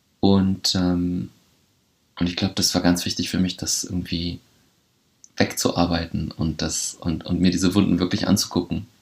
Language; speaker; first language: German; early bilingual, other home language; Polish